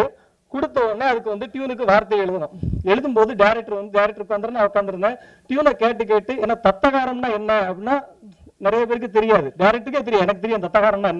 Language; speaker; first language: Tamil; native; Tamil